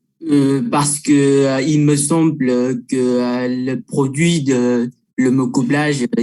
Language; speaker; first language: French; non-native, fluent; Vietnamese